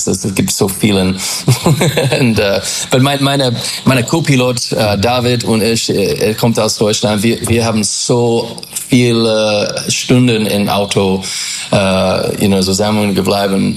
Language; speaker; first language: German; non-native, learner; English